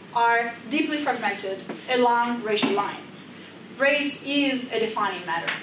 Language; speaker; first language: English; non-native, fluent; Indonesian